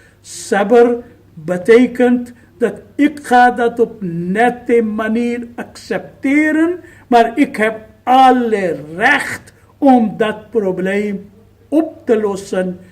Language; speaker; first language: Dutch; non-native, fluent; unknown